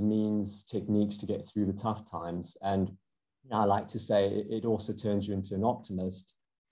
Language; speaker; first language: English; native; English